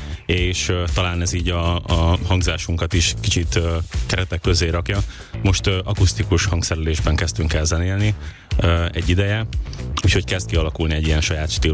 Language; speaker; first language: Hungarian; native; Hungarian